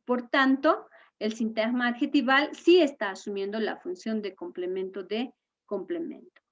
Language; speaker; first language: Spanish; native; Spanish